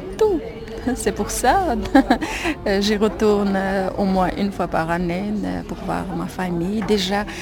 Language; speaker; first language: French; non-native, fluent; Armenian